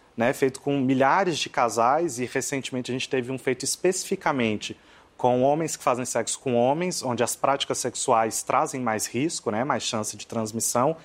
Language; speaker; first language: Portuguese; native; Portuguese